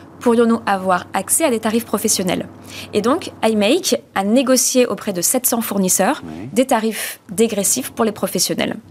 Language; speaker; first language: French; native; French